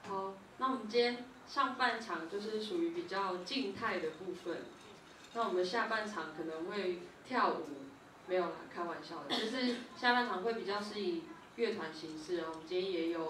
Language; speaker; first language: Chinese; native; Chinese